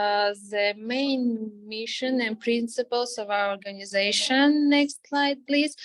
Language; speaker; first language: English; non-native, fluent; Armenian